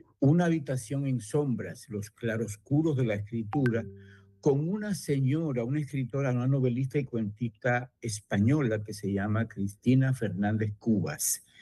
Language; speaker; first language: Spanish; native; Spanish